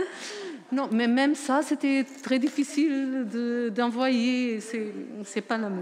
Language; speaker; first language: French; non-native, fluent; Portuguese